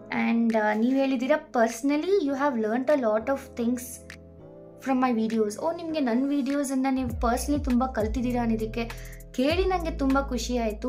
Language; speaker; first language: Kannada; non-native, local second language; Telugu